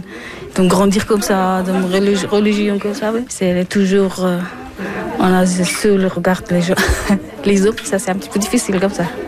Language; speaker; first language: French; non-native, learner; Persian